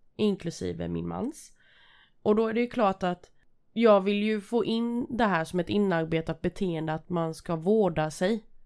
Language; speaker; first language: Swedish; native; Swedish